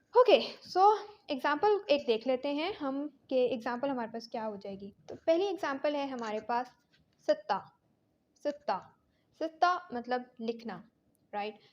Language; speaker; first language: Urdu; native; Urdu